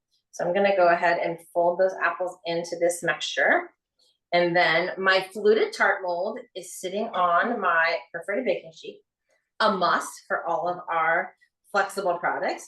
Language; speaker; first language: English; native; English